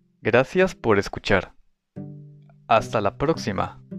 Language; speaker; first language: Spanish; non-native, fluent; Japanese